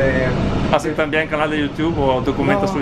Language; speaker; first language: Spanish; non-native, fluent; Italian